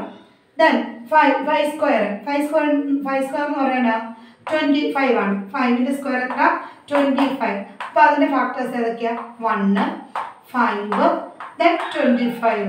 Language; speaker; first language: Malayalam; native; Malayalam